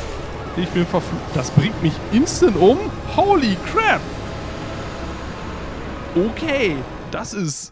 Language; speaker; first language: German; native; German